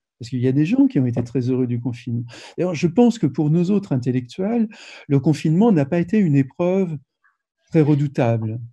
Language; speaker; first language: French; native; French